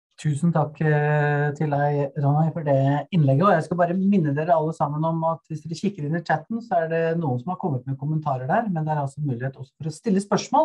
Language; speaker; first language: Norwegian; native; Norwegian